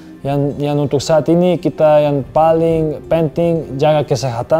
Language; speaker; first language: Indonesian; non-native, fluent; Serbian